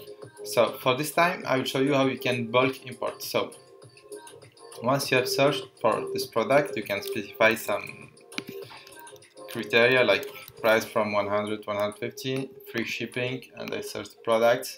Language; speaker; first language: English; non-native, fluent; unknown